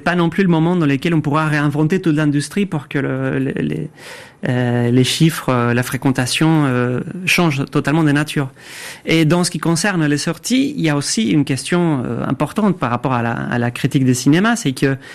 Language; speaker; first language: French; non-native, fluent; Spanish